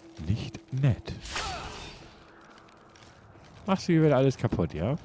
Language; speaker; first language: German; native; German